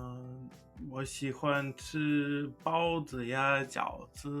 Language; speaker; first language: Chinese; non-native, fluent; English